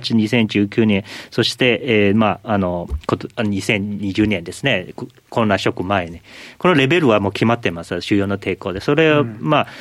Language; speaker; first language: Japanese; non-native, fluent; Chinese